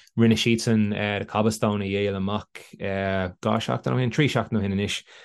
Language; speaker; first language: Irish; non-native, local second language; English